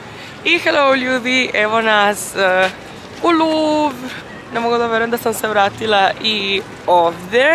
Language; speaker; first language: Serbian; early bilingual, heritage; Serbian